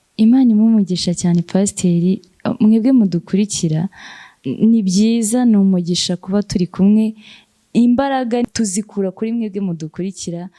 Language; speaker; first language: Kinyarwanda; native; Kinyarwanda